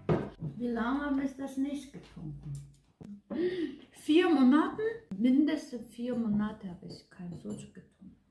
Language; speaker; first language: German; non-native, learner; Korean